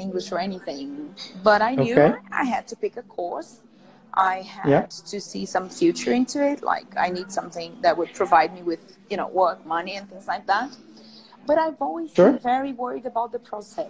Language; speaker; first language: English; non-native, fluent; Portuguese